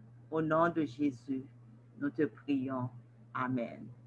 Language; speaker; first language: French; native; French